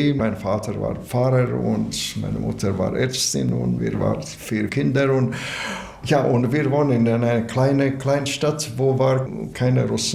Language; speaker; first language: German; non-native, fluent; Latvian